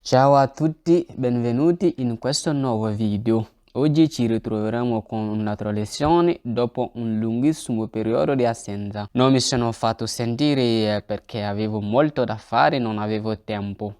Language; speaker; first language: Italian; non-native, learner; Bambara